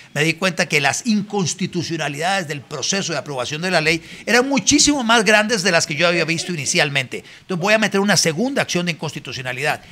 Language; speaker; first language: Spanish; native; Spanish